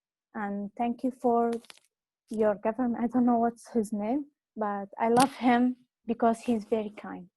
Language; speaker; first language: English; non-native, learner; Kurdish